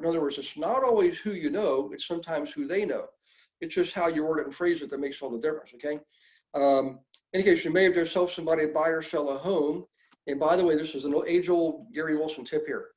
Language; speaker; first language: English; native; English